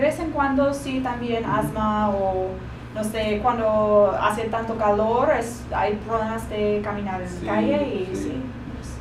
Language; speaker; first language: Spanish; non-native, learner; English